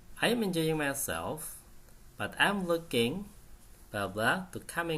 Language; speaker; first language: English; non-native, learner; Indonesian